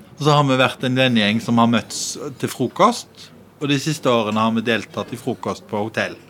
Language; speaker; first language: Norwegian; native; Norwegian